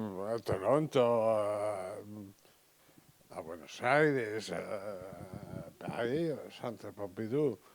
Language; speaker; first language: French; non-native, learner; Catalan